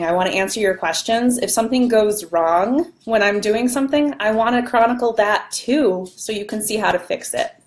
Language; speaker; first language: English; native; English